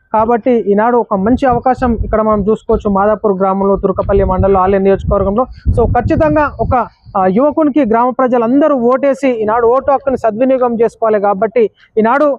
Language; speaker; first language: Telugu; native; Telugu